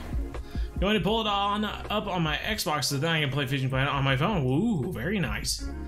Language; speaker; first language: English; native; English